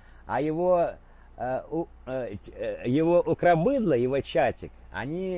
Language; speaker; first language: Russian; native; Russian